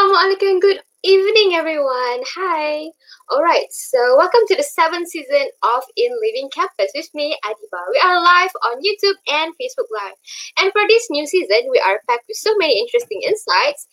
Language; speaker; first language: English; non-native, local second language; Malay